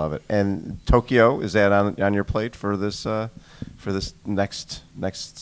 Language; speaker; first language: English; native; English